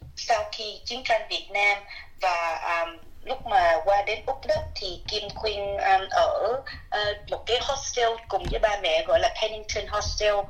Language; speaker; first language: Vietnamese; native; Vietnamese